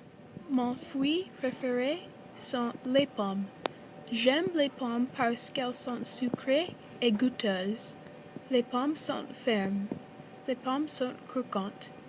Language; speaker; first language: French; non-native, learner; English